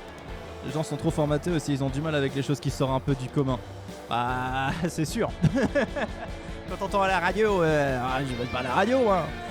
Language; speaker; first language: French; native; French